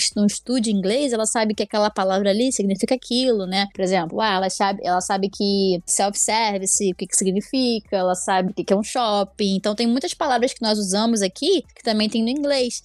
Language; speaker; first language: Portuguese; native; Portuguese